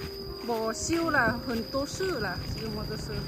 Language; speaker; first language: Chinese; non-native, learner; Lao